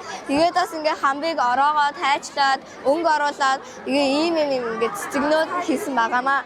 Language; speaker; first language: Mongolian; native; Mongolian